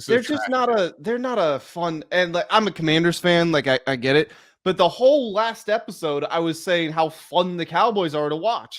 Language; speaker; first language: English; native; English